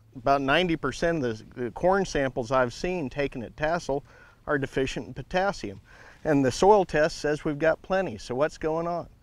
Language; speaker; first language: English; native; English